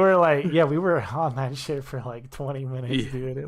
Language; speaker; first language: English; native; English